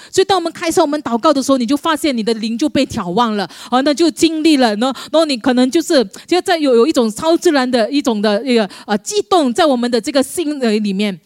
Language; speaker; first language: Chinese; native; Chinese